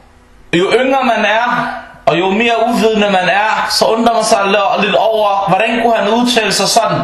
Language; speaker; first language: Danish; early bilingual, other home language; Arabic